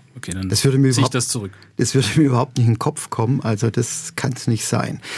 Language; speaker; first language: German; native; German